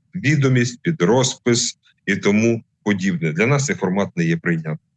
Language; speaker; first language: Ukrainian; native; Ukrainian